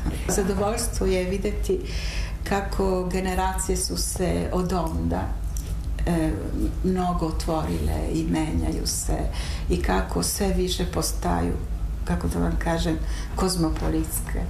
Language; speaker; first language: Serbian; non-native, fluent; Italian